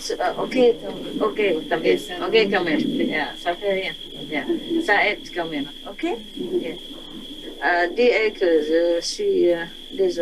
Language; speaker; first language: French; non-native, learner; Vietnamese